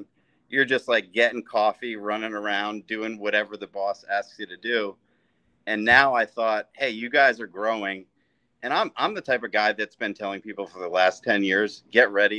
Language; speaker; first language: English; native; English